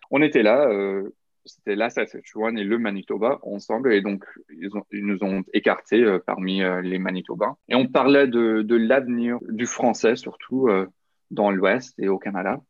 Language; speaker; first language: French; non-native, local second language; English